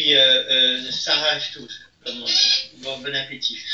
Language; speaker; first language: French; native; French